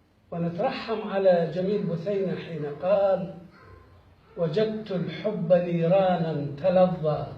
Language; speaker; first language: Arabic; native; Arabic